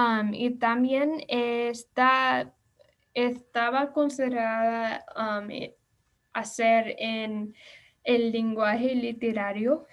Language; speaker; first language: Spanish; non-native, learner; English